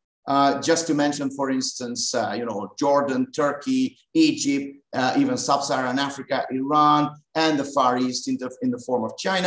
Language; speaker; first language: English; non-native, fluent; Hungarian